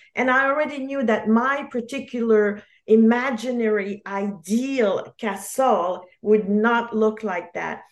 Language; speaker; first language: English; non-native, fluent; French